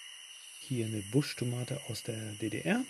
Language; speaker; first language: German; native; German